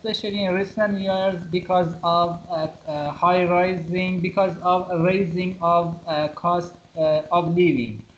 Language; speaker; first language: English; non-native, fluent; Persian